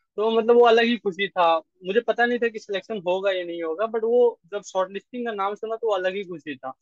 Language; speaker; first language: Hindi; native; Hindi